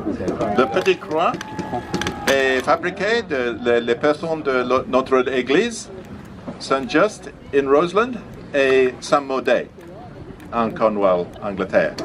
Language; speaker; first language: French; non-native, learner; English